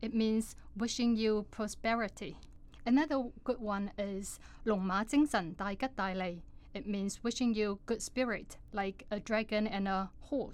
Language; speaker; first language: English; non-native, fluent; Cantonese